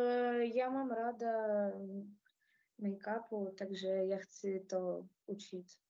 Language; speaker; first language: Czech; non-native, learner; Ukrainian